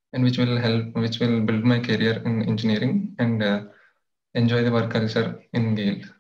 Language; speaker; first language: English; non-native, local second language; Telugu